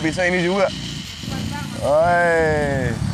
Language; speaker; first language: Indonesian; non-native, learner; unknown